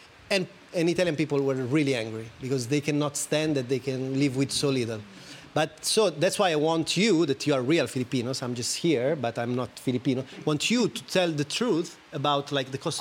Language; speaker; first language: English; non-native, fluent; Italian